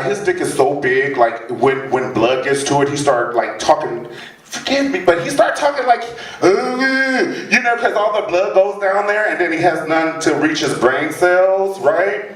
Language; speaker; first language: English; native; English